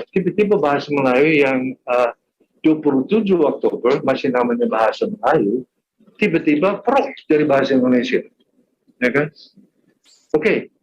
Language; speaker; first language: Indonesian; non-native, fluent; English